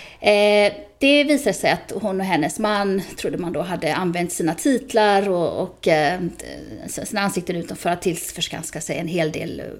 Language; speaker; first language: Swedish; native; Swedish